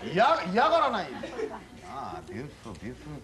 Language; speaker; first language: Japanese; native; Japanese